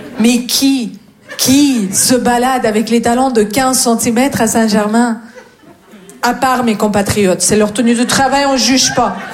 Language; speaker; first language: French; non-native, fluent; Russian